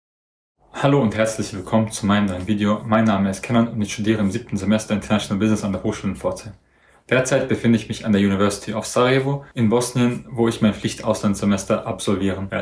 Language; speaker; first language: German; native; German